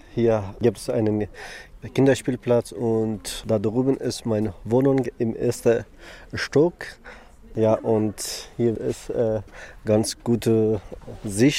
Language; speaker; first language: German; non-native, fluent; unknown